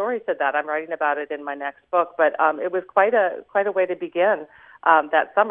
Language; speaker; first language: English; native; English